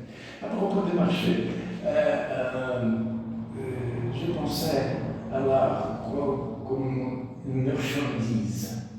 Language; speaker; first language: French; non-native, learner; Portuguese